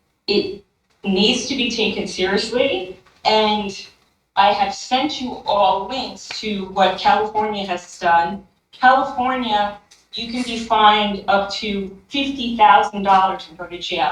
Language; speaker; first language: English; native; English